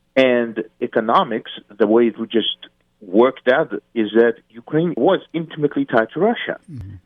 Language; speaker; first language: English; non-native, fluent; Russian